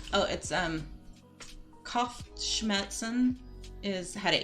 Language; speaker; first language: German; non-native, learner; Spanish